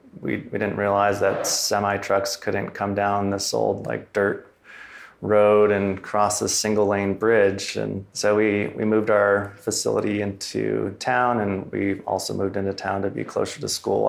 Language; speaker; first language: English; native; English